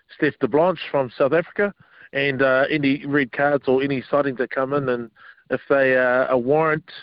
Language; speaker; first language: English; native; English